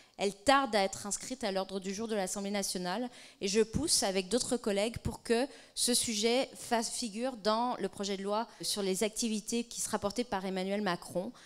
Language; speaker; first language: French; native; French